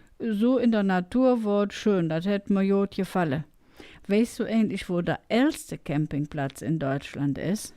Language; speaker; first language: German; native; German